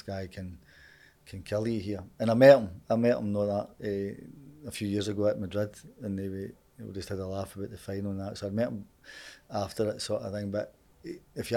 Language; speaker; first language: English; native; English